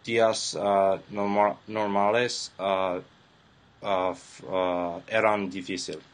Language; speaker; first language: Spanish; non-native, learner; English